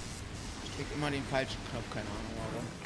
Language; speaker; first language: German; native; German